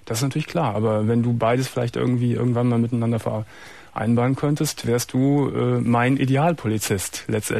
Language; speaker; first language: German; native; German